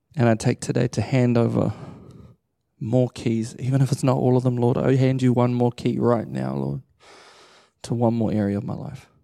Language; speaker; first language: English; native; English